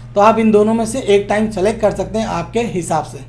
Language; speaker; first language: Hindi; non-native, local second language; Urdu